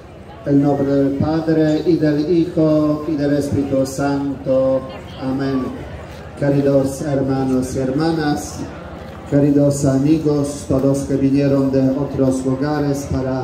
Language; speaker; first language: Spanish; non-native, fluent; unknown